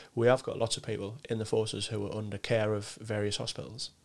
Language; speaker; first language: English; native; English